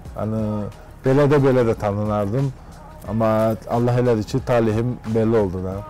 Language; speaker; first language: Azerbaijani; early bilingual, heritage; Azerbaijani